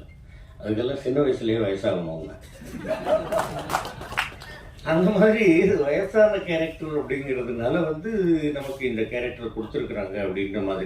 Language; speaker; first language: Tamil; native; Tamil